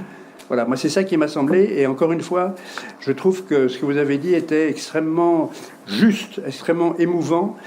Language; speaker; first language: French; native; French